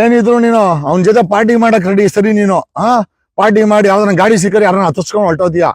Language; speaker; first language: Kannada; native; Kannada